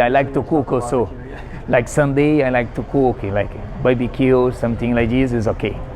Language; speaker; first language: English; non-native, learner; Portuguese